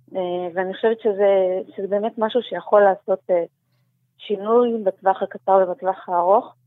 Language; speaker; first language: Hebrew; native; Hebrew